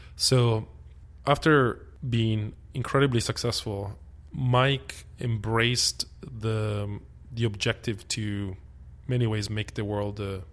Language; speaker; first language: English; early bilingual, other home language; Italian